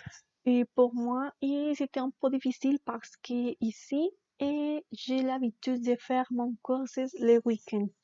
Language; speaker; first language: French; non-native, learner; Spanish